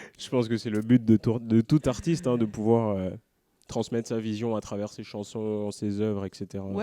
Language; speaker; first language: French; non-native, local second language; Wolof